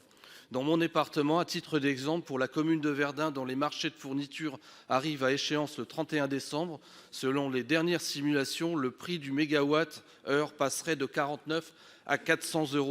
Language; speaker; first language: French; native; French